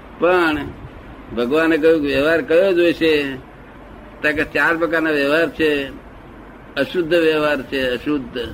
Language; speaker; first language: Gujarati; native; Gujarati